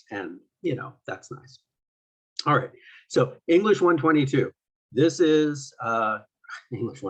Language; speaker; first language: English; native; English